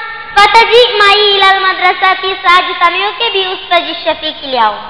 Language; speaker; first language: Arabic; non-native, learner; Bangla